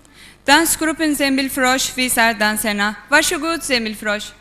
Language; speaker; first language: Swedish; non-native, fluent; Kurdish